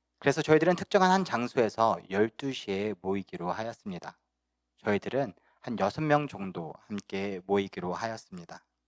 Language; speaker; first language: Korean; early bilingual, heritage; Korean